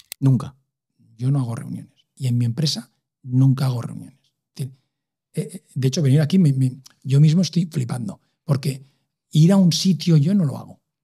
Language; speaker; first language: Spanish; native; Spanish